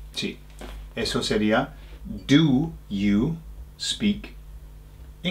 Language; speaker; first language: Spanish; non-native, fluent; English